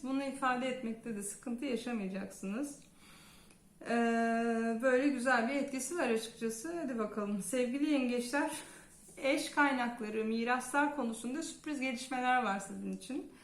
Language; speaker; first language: Turkish; native; Turkish